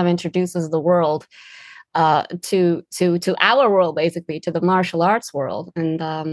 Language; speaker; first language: English; non-native, fluent; Dutch